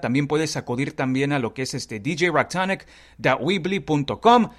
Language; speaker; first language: Spanish; early bilingual, heritage; Spanish